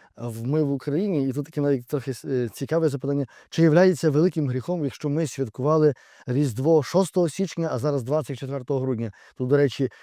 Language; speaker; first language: Ukrainian; native; Ukrainian